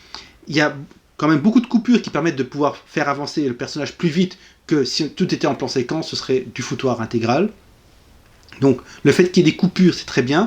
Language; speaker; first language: French; native; French